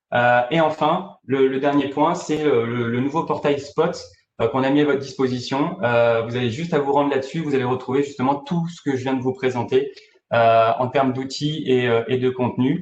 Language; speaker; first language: French; native; French